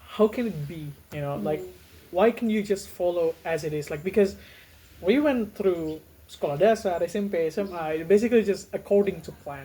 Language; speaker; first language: English; non-native, fluent; Indonesian